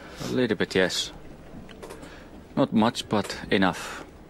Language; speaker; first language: English; non-native, fluent; Finnish